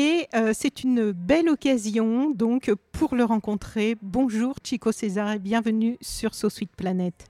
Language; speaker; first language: French; native; French